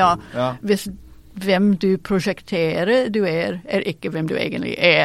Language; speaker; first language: Norwegian; non-native, fluent; English